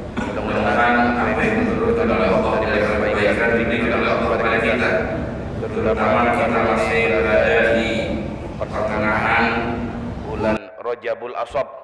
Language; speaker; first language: Malay; native; Malay